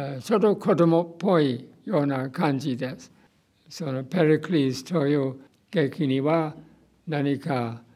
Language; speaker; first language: Japanese; non-native, fluent; English